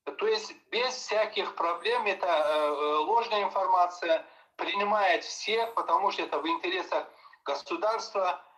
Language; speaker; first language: Russian; non-native, local second language; Azerbaijani